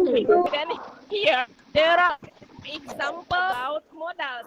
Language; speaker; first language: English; non-native, learner; Indonesian